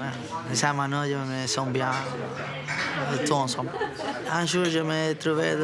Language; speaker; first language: French; non-native, learner; Spanish